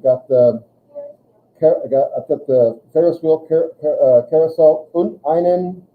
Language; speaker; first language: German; non-native, fluent; English